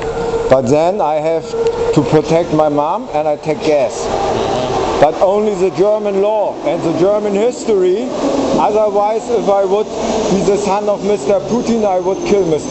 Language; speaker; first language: English; non-native, learner; German